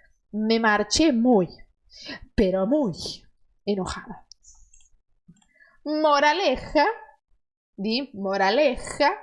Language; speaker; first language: Spanish; non-native, fluent; Portuguese